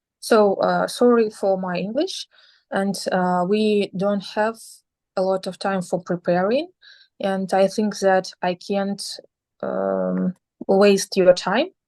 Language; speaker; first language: English; non-native, learner; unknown